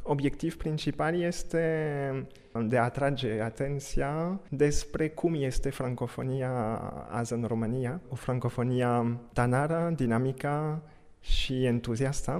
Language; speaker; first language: Romanian; non-native, fluent; French